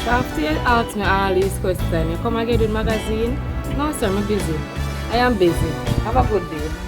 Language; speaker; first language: English; native; English